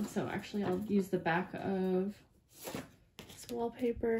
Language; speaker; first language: English; native; English